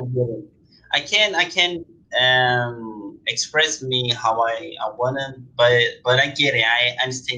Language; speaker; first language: English; non-native, learner; Portuguese